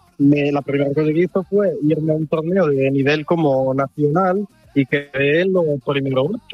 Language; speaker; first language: Spanish; non-native, fluent; Italian